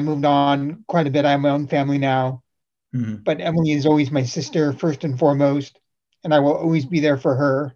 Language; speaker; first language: English; native; English